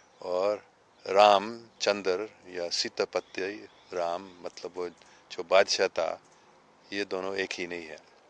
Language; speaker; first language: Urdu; non-native, fluent; English